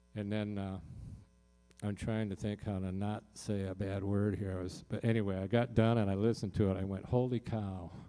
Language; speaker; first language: English; native; English